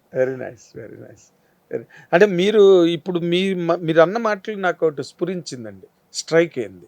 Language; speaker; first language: Telugu; native; Telugu